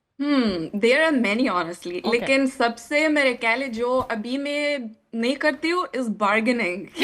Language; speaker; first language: Hindi; non-native, learner; Lithuanian